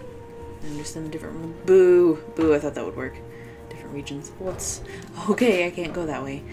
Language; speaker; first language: English; native; English